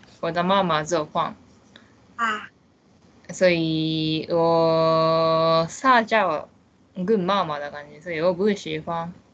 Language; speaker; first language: Chinese; non-native, learner; Japanese